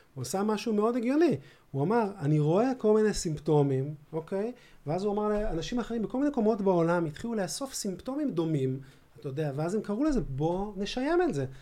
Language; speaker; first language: Hebrew; native; Hebrew